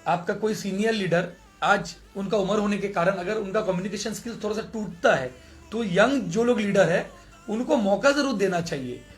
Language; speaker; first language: Hindi; non-native, local second language; Bangla